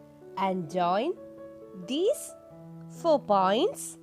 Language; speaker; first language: English; non-native, local second language; Malayalam